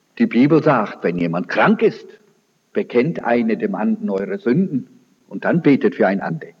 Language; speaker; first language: German; early bilingual, heritage; German